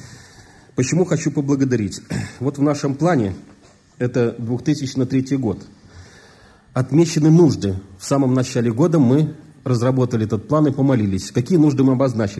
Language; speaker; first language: Russian; native; Russian